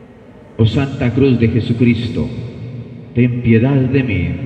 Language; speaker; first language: Spanish; native; Spanish